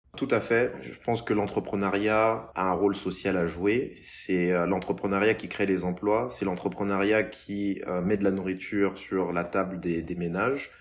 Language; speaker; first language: French; non-native, local second language; Lingala